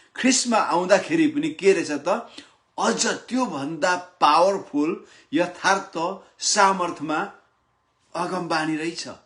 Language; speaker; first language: Nepali; non-native, local second language; Limbu